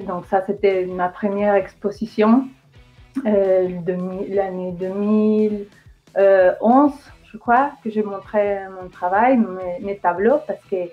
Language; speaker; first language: French; non-native, fluent; Spanish